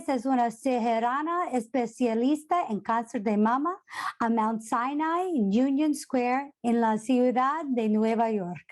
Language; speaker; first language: Spanish; non-native, fluent; English